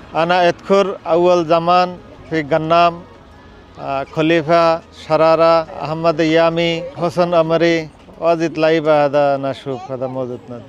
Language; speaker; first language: Arabic; non-native, learner; Urdu